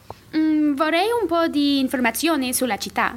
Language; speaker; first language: Italian; non-native, learner; English